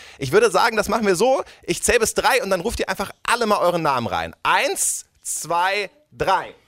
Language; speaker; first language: German; native; German